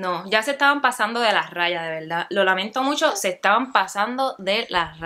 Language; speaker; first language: Spanish; native; Spanish